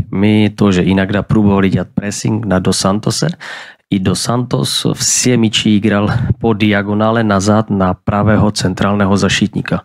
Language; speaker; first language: Russian; non-native, fluent; Czech